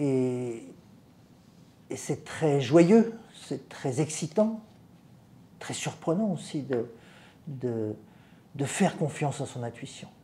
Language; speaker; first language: French; native; French